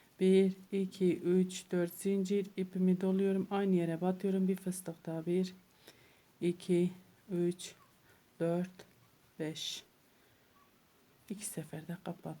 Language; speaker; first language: Turkish; native; Turkish